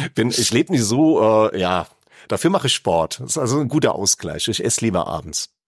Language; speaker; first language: German; native; German